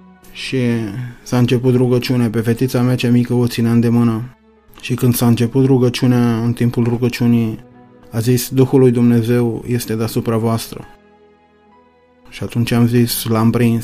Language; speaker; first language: Romanian; native; Romanian